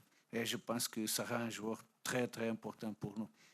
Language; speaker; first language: French; non-native, fluent; Portuguese